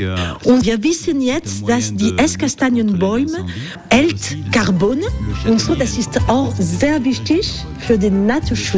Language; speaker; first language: German; non-native, learner; French